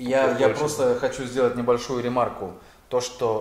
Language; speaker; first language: Russian; native; Russian